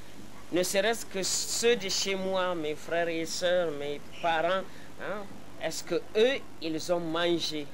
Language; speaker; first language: French; non-native, local second language; Hausa